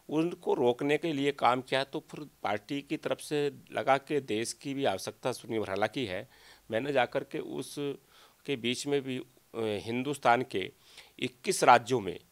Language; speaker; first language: Hindi; native; Hindi